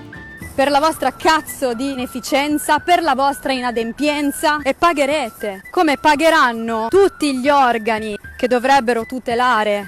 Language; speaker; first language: Italian; native; Italian